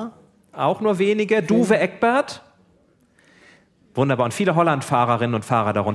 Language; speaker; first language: German; native; German